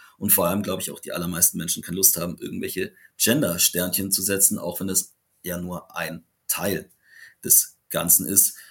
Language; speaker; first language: German; native; German